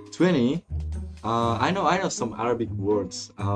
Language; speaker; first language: English; non-native, fluent; Indonesian